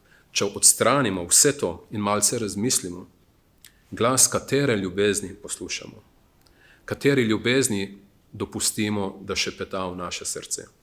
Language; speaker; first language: Slovenian; native; Slovenian